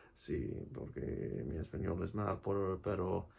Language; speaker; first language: Spanish; non-native, learner; English